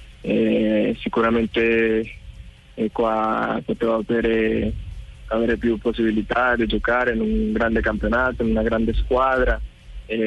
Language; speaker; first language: Italian; non-native, fluent; Spanish